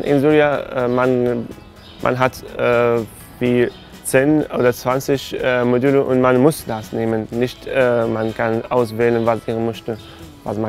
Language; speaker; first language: German; non-native, learner; Arabic